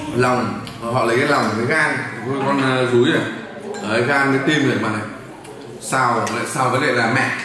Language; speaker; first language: Vietnamese; native; Vietnamese